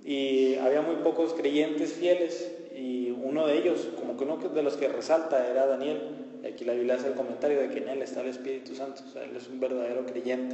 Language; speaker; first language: Spanish; native; Spanish